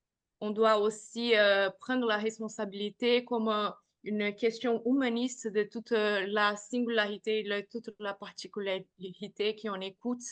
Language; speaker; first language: French; non-native, fluent; Portuguese